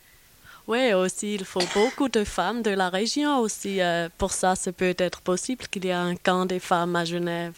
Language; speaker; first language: French; non-native, fluent; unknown